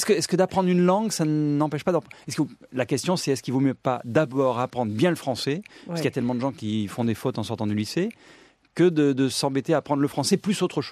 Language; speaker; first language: French; native; French